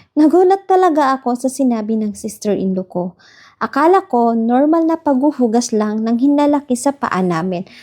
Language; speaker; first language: Filipino; native; Filipino